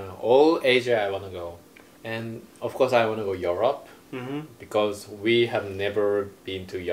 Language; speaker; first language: English; non-native, learner; Japanese